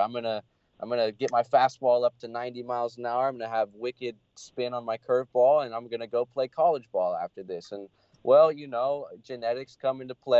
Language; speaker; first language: English; native; English